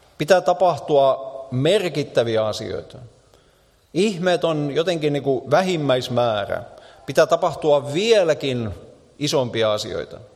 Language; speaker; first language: Finnish; native; Finnish